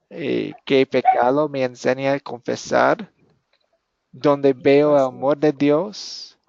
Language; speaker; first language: Spanish; non-native, fluent; English